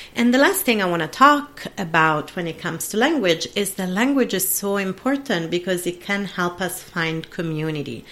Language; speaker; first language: English; non-native, fluent; Italian